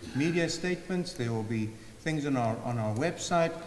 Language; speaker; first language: English; non-native, local second language; Afrikaans